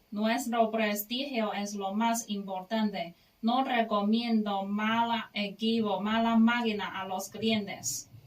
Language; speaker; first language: Spanish; non-native, learner; Chinese